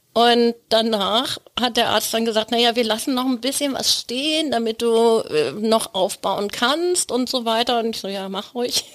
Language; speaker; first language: German; native; German